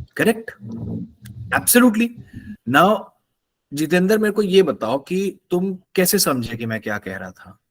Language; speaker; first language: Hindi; native; Hindi